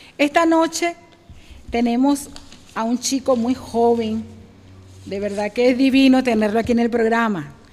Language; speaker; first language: Spanish; native; Spanish